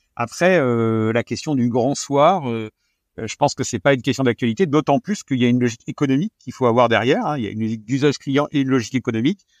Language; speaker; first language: French; native; French